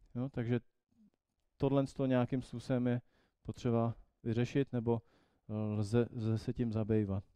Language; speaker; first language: Czech; native; Czech